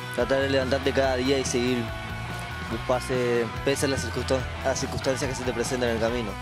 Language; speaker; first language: Spanish; native; Spanish